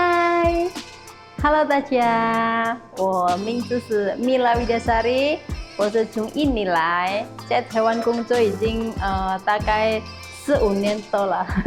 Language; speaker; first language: Chinese; non-native, learner; Indonesian